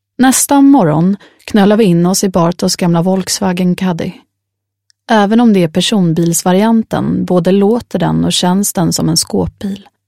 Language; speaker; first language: Swedish; native; Swedish